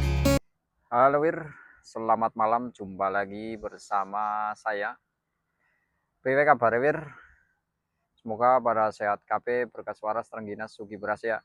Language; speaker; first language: Indonesian; non-native, local second language; Javanese